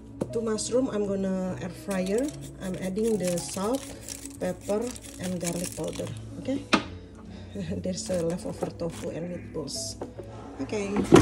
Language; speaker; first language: English; non-native, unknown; Indonesian